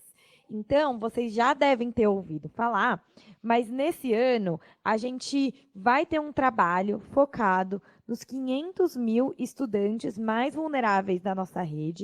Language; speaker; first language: Portuguese; native; Portuguese